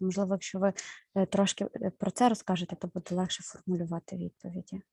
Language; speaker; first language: Ukrainian; native; Ukrainian